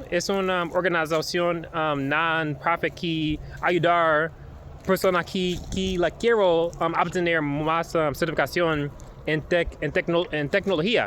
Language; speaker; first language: Spanish; non-native, learner; English